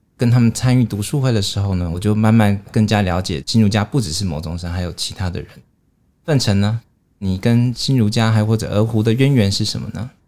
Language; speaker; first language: Chinese; native; Chinese